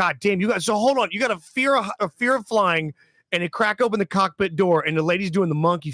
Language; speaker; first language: English; native; English